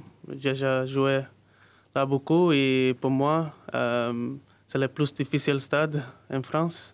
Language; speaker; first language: French; non-native, learner; English